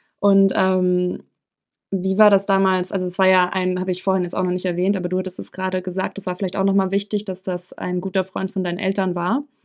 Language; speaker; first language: German; native; German